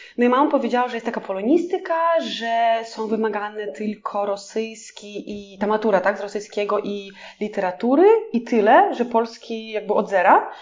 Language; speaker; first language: Polish; non-native, fluent; Russian